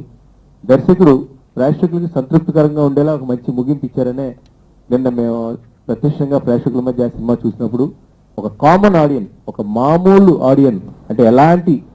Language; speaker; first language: Telugu; native; Telugu